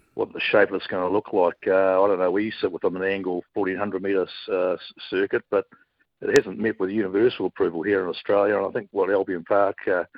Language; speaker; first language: English; native; English